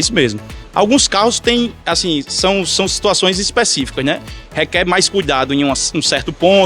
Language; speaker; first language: Portuguese; native; Portuguese